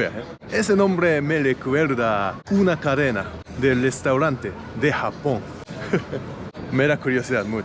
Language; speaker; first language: Spanish; non-native, learner; Japanese